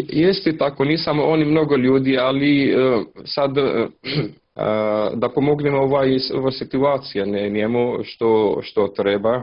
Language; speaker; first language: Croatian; non-native, learner; Arabic